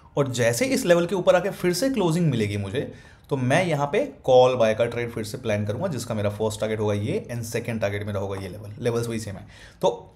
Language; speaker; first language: Hindi; native; Hindi